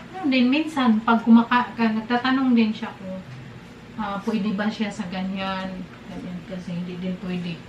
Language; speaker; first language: Filipino; non-native, local second language; Cebuano